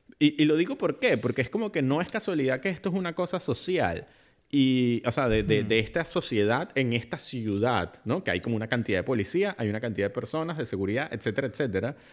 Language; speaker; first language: Spanish; native; Spanish